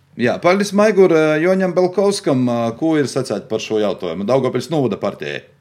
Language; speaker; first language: Latvian; native; Latvian